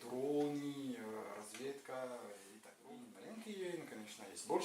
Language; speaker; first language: Russian; non-native, fluent; French